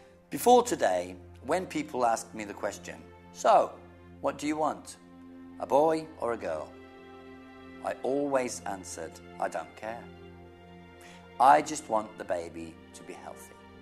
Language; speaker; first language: English; native; English